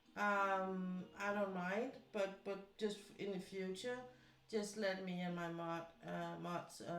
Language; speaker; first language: English; non-native, fluent; Danish